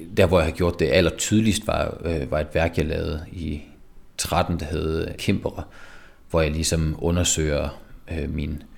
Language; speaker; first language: Danish; native; Danish